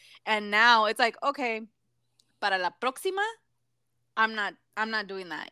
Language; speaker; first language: English; early bilingual, other home language; Spanish